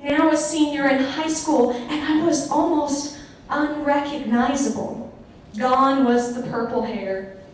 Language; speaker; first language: English; native; English